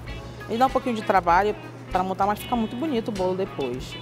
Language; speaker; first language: Portuguese; native; Portuguese